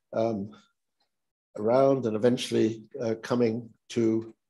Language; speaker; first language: English; native; English